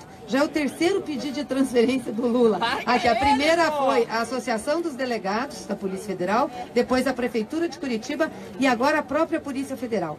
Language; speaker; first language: Portuguese; native; Portuguese